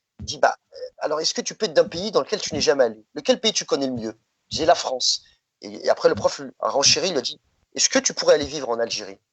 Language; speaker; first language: French; early bilingual, other home language; Riffian